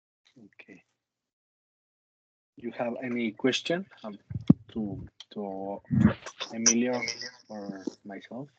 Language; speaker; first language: English; non-native, learner; Spanish